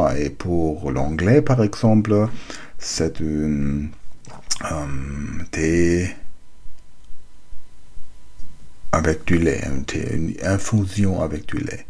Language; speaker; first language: French; non-native, learner; German